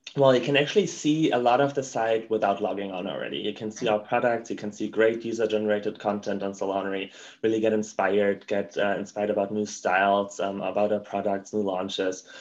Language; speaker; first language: English; non-native, fluent; German